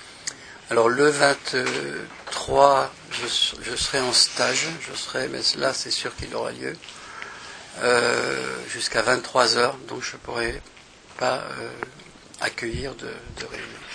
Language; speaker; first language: French; native; French